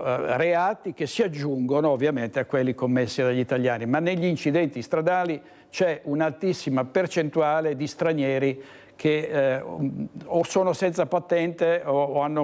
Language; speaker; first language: Italian; native; Italian